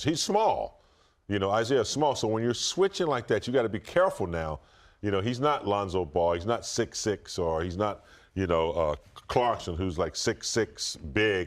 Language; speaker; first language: English; native; English